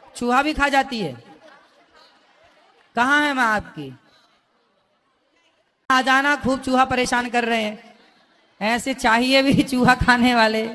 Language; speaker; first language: Hindi; native; Hindi